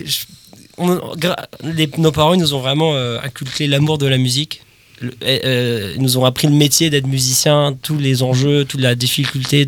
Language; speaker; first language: French; native; French